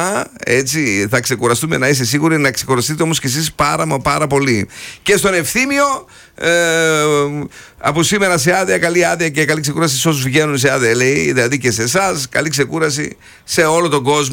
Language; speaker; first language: Greek; native; Greek